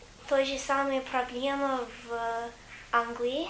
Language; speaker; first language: Russian; non-native, learner; English